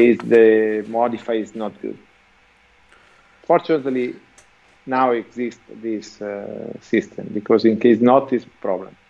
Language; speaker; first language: English; non-native, learner; Italian